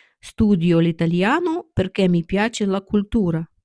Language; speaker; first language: Italian; non-native, fluent; Ukrainian